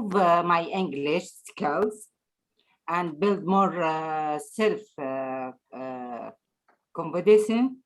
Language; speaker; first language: English; non-native, learner; Arabic